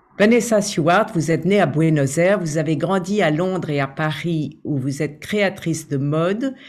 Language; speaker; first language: French; native; French